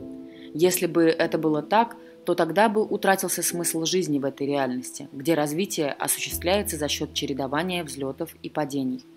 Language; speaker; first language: Russian; native; Russian